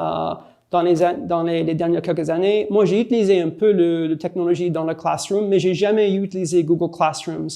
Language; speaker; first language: French; non-native, fluent; English